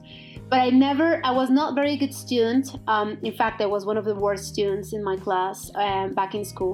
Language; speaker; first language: English; non-native, fluent; Spanish